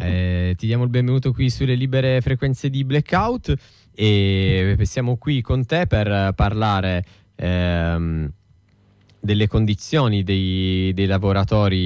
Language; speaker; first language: Italian; native; Italian